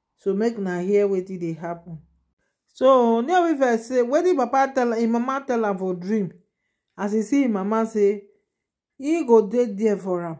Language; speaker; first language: Nigerian Pidgin; non-native, local second language; Yoruba